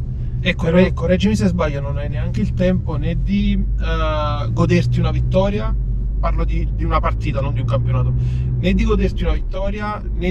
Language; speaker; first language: Italian; native; Italian